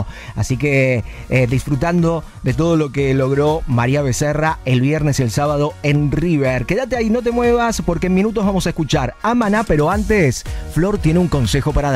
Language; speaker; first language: Spanish; native; Spanish